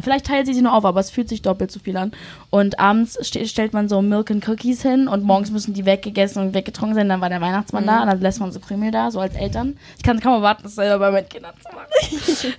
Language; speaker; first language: German; native; German